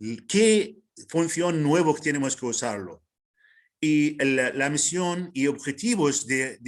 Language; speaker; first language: Spanish; non-native, fluent; Arabic